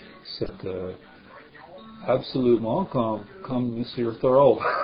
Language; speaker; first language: French; non-native, learner; English